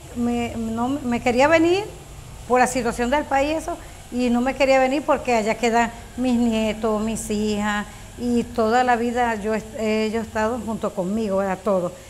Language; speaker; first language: Spanish; native; Spanish